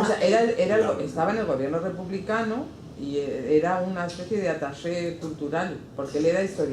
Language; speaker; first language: Spanish; native; Spanish